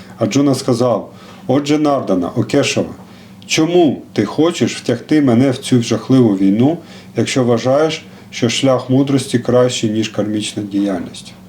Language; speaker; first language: Ukrainian; non-native, local second language; Russian